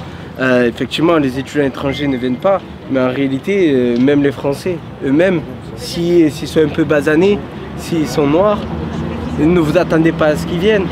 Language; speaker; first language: French; native; French